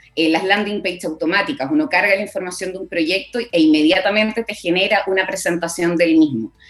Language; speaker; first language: Spanish; native; Spanish